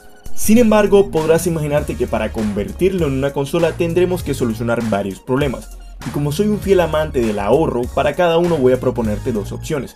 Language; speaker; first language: Spanish; native; Spanish